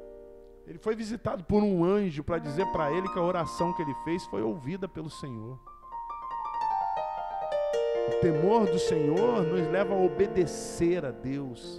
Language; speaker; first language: Portuguese; native; Portuguese